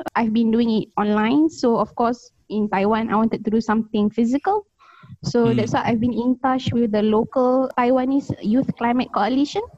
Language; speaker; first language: English; native; English